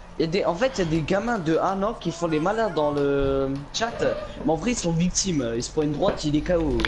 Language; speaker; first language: French; native; French